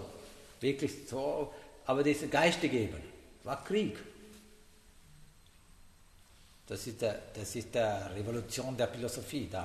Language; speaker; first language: German; non-native, learner; Sinhala